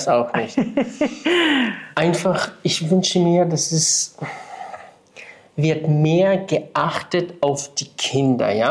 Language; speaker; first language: German; non-native, fluent; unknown